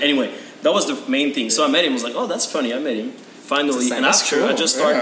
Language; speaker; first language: English; non-native, learner; French